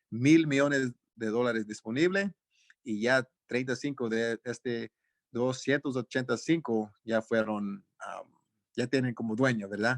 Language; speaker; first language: Spanish; early bilingual, heritage; Spanish